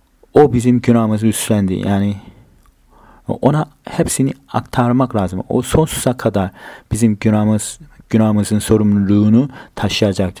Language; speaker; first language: Turkish; non-native, fluent; Korean